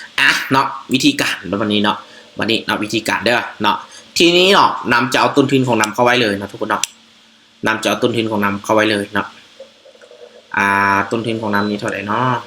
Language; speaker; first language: Thai; non-native, local second language; Northeastern Thai